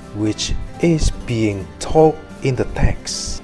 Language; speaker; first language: English; non-native, fluent; Indonesian